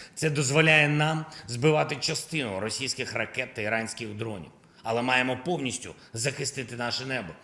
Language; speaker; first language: Ukrainian; non-native, local second language; Russian